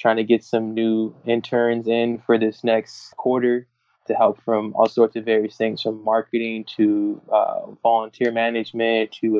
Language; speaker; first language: English; native; English